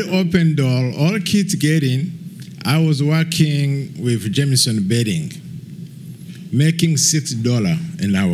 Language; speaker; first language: English; non-native, local second language; Kinyarwanda